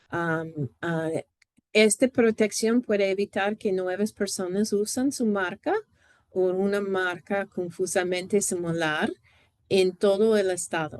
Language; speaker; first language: Spanish; non-native, fluent; English